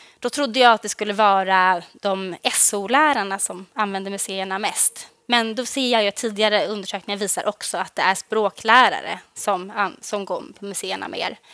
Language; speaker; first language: Swedish; native; Swedish